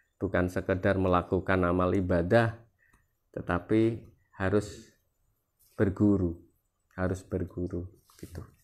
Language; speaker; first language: Indonesian; non-native, local second language; Javanese